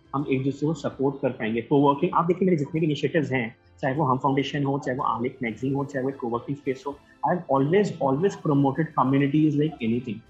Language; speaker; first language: Hindi; native; Hindi